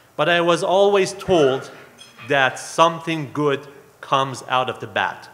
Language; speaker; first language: English; non-native, fluent; Persian